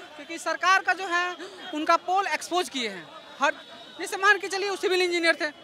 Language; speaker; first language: Hindi; native; Hindi